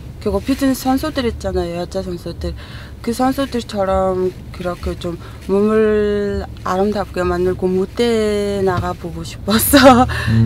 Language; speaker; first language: Korean; non-native, fluent; Mongolian